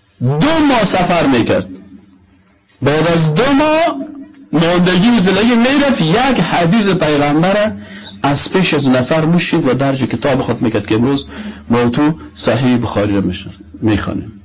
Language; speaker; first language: Persian; native; Persian